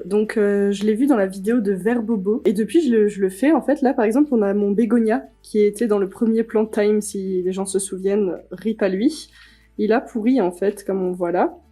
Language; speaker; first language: French; native; French